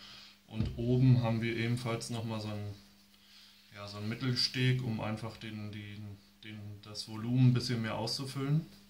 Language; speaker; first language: German; native; German